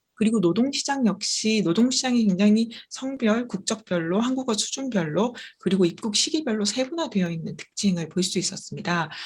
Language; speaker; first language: Korean; native; Korean